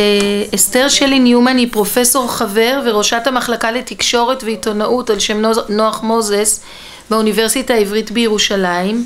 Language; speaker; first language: Hebrew; native; Hebrew